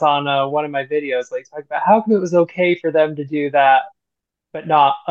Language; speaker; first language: English; native; English